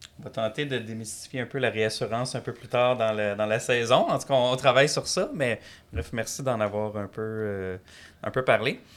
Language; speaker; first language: French; native; French